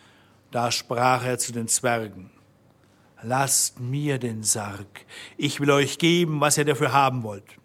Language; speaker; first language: German; native; German